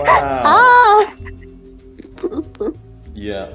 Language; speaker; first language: English; non-native, fluent; Indonesian